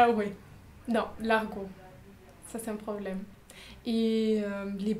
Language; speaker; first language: French; non-native, fluent; German